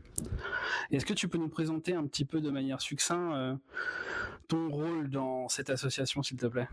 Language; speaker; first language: French; native; French